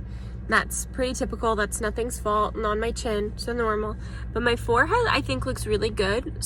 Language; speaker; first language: English; native; English